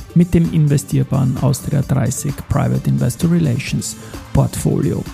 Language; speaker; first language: German; native; German